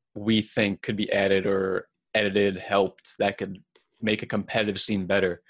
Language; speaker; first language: English; native; English